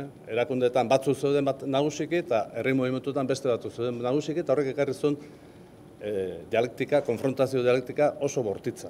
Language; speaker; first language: Basque; native; Basque